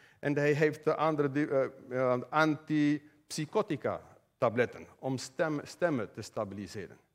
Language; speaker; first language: Dutch; non-native, fluent; Spanish